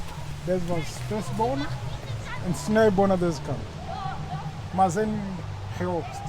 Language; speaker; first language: Dutch; non-native, learner; Kinyarwanda